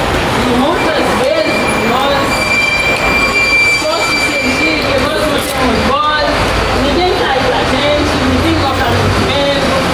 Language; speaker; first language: Portuguese; non-native, learner; Haitian Creole